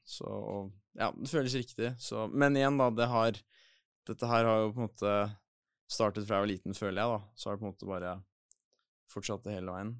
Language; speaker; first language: Norwegian; native; Norwegian